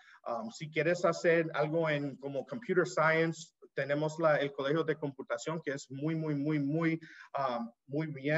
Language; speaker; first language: Spanish; early bilingual, heritage; Spanish